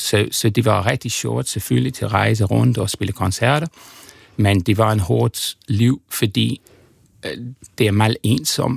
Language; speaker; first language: Danish; non-native, fluent; English